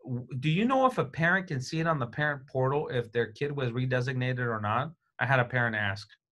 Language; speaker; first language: English; early bilingual, other home language; Spanish